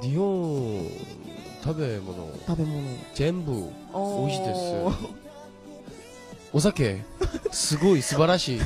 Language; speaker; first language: Japanese; non-native, learner; Korean